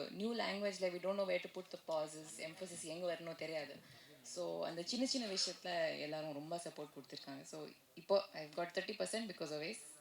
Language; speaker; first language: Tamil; non-native, learner; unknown